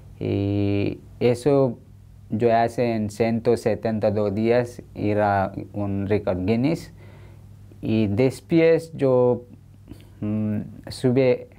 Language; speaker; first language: Spanish; non-native, learner; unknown